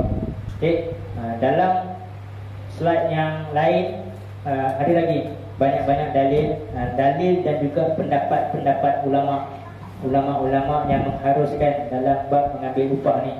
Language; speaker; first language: Malay; native; Malay